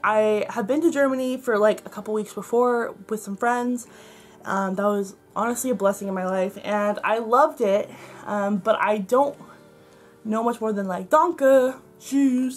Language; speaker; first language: English; native; English